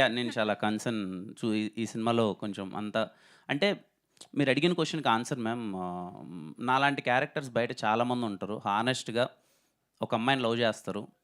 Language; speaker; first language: Telugu; native; Telugu